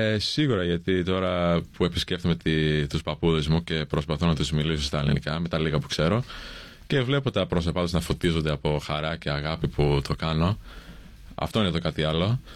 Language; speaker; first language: Greek; early bilingual, heritage; English